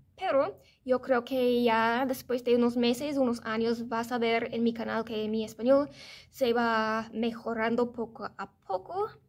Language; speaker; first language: Spanish; non-native, fluent; English